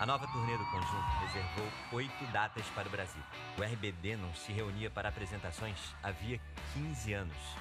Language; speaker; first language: Portuguese; native; Portuguese